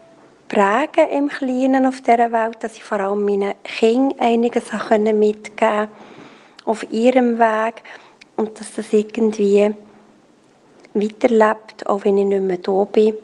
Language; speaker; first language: German; native; German